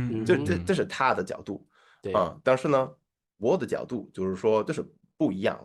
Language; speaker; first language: Chinese; non-native, fluent; English